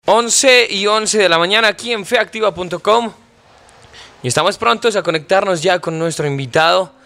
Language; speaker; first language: Spanish; native; Spanish